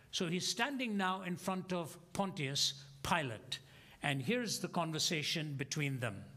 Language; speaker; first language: English; non-native, local second language; Hindi